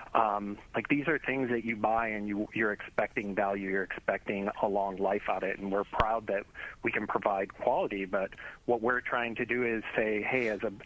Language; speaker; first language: English; native; English